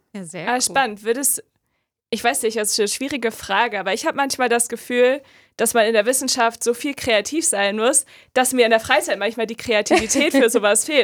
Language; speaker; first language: German; native; German